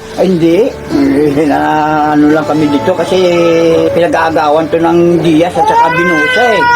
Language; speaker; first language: Filipino; native; Filipino